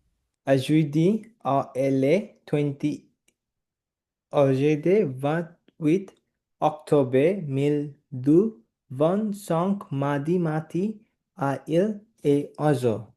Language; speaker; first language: French; non-native, learner; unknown